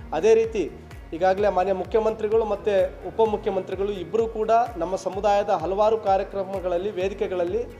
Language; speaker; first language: Kannada; non-native, local second language; Lambadi